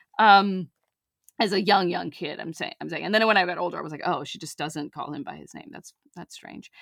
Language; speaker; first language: English; early bilingual, other home language; Urdu